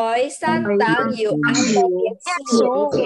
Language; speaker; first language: Chinese; non-native, learner; Indonesian